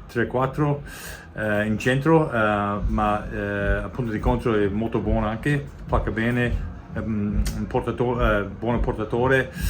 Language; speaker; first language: Italian; non-native, learner; English